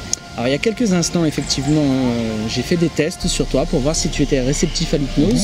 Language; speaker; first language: French; native; French